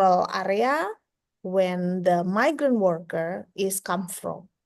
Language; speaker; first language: English; non-native, fluent; Indonesian